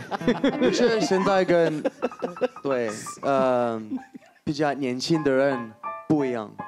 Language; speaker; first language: Chinese; non-native, learner; French